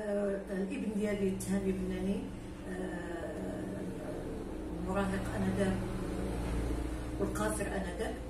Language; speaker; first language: Arabic; native; Arabic